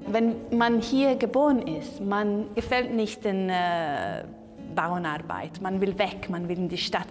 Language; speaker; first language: German; non-native, learner; Italian